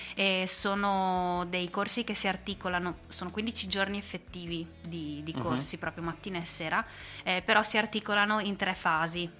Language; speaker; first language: Italian; native; Italian